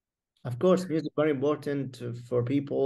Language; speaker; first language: English; non-native, fluent; Arabic